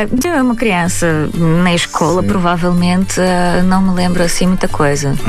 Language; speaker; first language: Portuguese; non-native, fluent; Belarusian